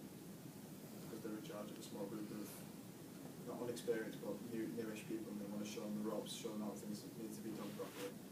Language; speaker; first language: English; native; English